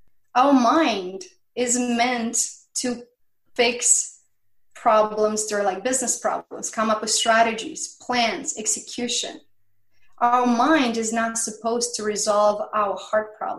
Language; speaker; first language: English; non-native, fluent; Romanian